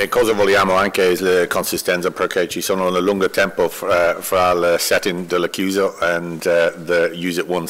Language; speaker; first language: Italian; non-native, learner; English